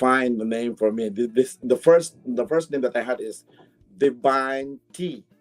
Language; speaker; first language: English; non-native, local second language; Filipino